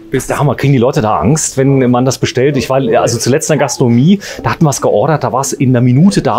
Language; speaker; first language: German; native; German